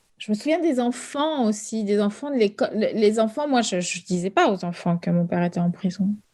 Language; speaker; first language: French; early bilingual, other home language; Spanish